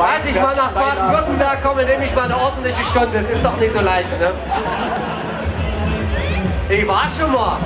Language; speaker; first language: German; native; German